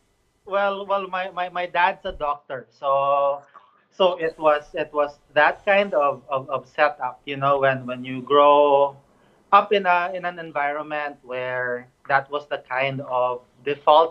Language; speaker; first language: English; non-native, local second language; Cebuano